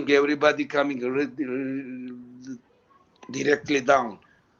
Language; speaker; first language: English; non-native, learner; Georgian